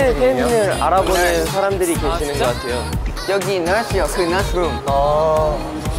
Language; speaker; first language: Korean; non-native, fluent; Thai